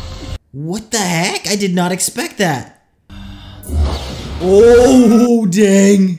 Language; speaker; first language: English; native; English